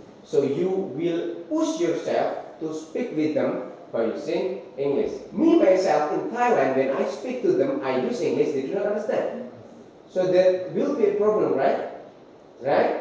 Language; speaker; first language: English; non-native, fluent; Indonesian